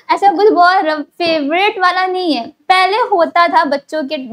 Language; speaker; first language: Hindi; native; Hindi